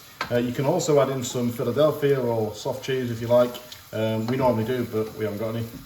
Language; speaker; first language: English; native; English